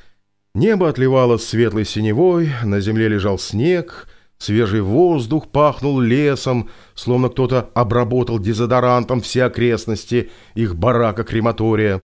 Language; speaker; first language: Russian; native; Russian